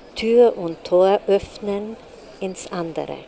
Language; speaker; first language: German; non-native, fluent; Hungarian